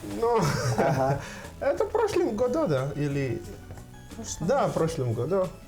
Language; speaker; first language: Russian; non-native, learner; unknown